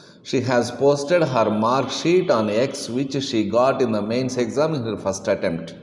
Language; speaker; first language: English; non-native, local second language; Telugu